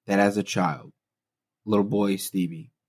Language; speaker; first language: English; native; English